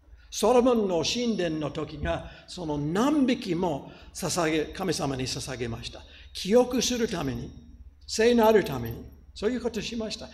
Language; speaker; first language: Japanese; non-native, fluent; English